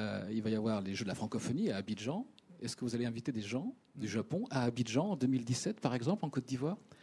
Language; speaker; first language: French; native; French